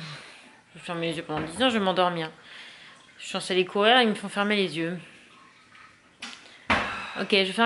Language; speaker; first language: French; native; French